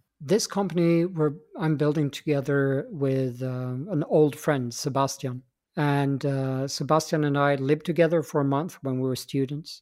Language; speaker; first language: English; non-native, fluent; Swedish